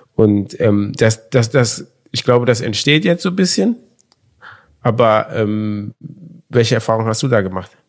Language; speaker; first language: German; early bilingual, other home language; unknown